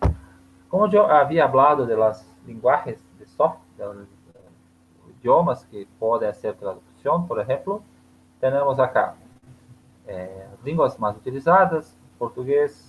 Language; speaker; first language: Spanish; non-native, learner; Portuguese